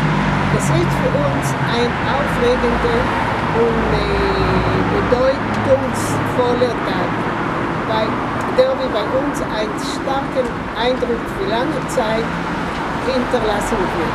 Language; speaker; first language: German; early bilingual, heritage; Hebrew